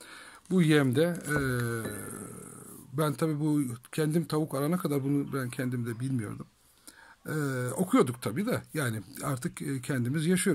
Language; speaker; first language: Turkish; native; Turkish